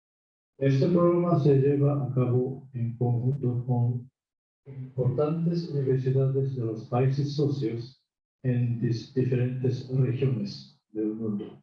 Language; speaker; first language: Spanish; non-native, fluent; Japanese